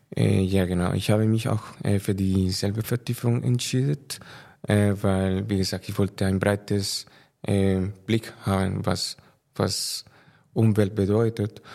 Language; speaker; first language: German; non-native, fluent; Spanish